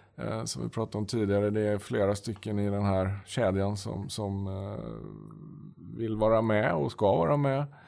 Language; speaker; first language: Swedish; native; Swedish